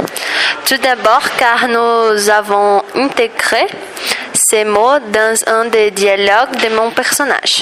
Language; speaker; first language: French; non-native, learner; Portuguese